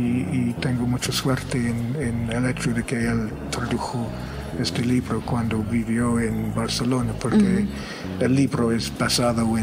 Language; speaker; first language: Spanish; non-native, fluent; English